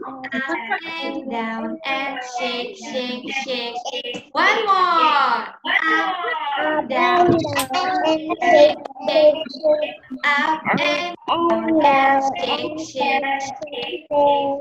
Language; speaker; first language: English; non-native, learner; Indonesian